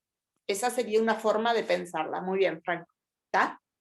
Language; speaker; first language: Spanish; native; Spanish